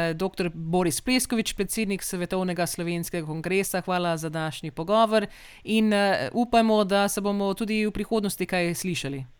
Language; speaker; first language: Slovenian; early bilingual, heritage; Slovenian